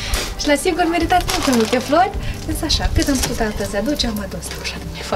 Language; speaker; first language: Romanian; native; Romanian